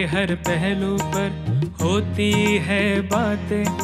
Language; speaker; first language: Hindi; native; Hindi